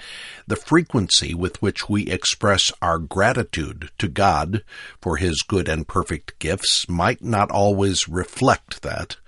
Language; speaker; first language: English; native; English